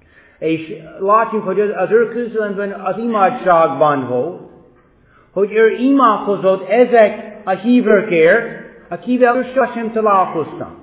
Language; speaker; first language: Hungarian; non-native, fluent; English